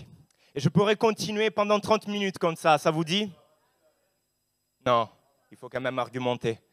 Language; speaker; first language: French; native; French